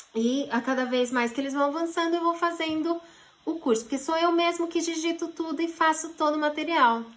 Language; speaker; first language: Portuguese; early bilingual, heritage; Japanese